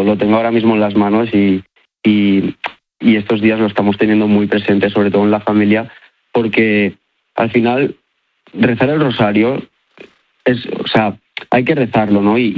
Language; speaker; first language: Spanish; native; Spanish